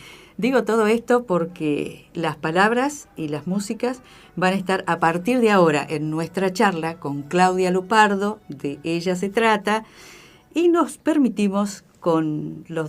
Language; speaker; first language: Spanish; native; Spanish